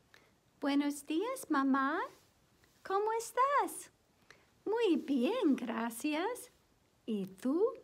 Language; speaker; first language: Spanish; non-native, fluent; English